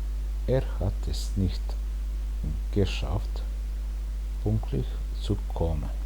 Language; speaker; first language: German; non-native, fluent; Bosnian